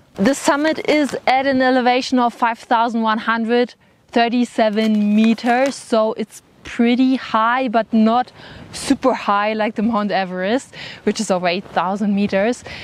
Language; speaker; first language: English; non-native, fluent; German